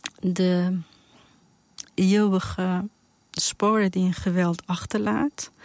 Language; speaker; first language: Dutch; non-native, fluent; Persian